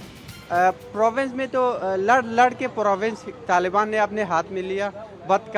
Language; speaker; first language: Hindi; non-native, fluent; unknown